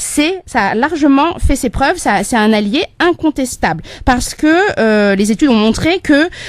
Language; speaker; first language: French; native; French